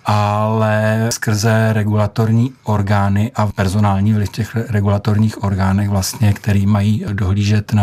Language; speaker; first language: Czech; native; Czech